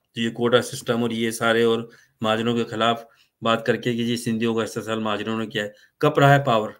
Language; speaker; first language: Urdu; native; Urdu